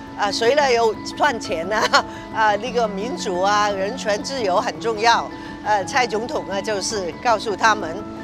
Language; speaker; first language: Chinese; non-native, local second language; Cantonese